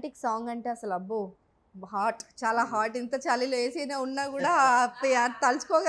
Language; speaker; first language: Telugu; native; Telugu